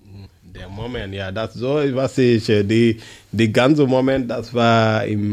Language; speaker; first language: German; non-native, learner; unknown